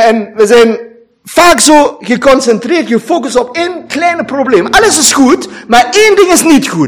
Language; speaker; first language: Dutch; non-native, fluent; German